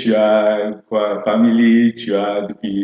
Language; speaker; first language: French; non-native, fluent; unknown